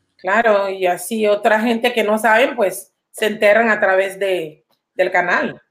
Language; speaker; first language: Spanish; native; Spanish